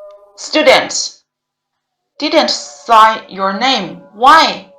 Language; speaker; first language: English; non-native, learner; Chinese